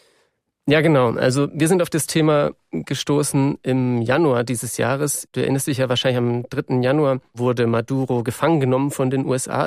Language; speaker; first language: German; native; German